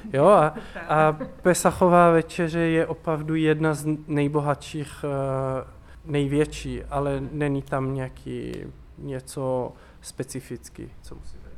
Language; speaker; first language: Czech; non-native, fluent; Hebrew